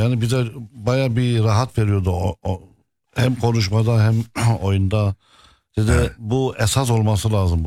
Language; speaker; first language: Turkish; non-native, fluent; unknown